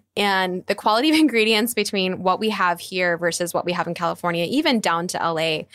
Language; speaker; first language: English; native; English